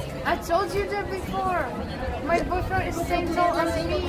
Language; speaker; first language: English; non-native, fluent; Czech